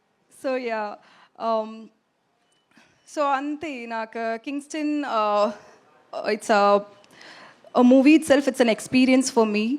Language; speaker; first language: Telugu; non-native, learner; Tamil